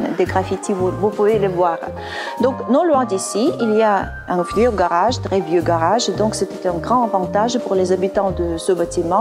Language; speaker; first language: French; non-native, fluent; Russian